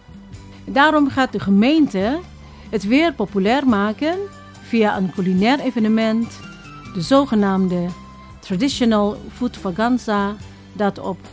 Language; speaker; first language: Dutch; non-native, fluent; Indonesian